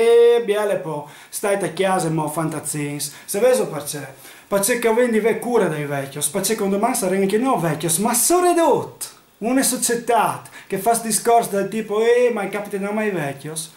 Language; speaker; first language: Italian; non-native, local second language; Friulian